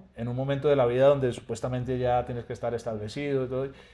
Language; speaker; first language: Spanish; native; Spanish